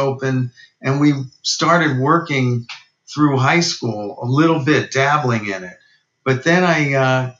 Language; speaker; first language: English; native; English